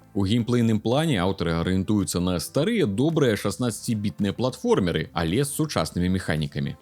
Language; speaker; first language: Belarusian; native; Belarusian